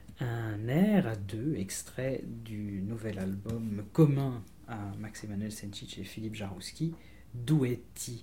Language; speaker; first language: French; native; French